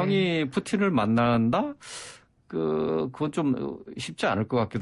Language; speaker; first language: Korean; native; Korean